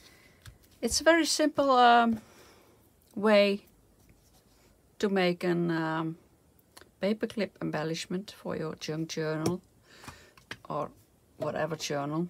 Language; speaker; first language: English; non-native, fluent; Dutch